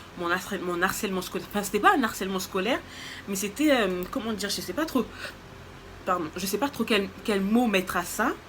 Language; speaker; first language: French; native; French